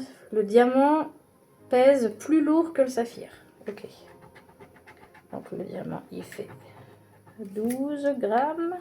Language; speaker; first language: French; native; French